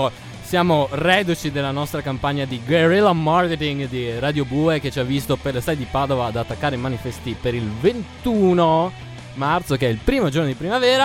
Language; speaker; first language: Italian; native; Italian